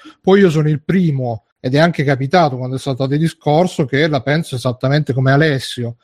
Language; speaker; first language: Italian; native; Italian